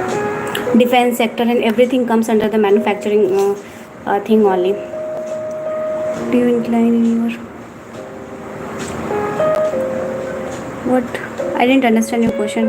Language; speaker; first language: English; non-native, local second language; Hindi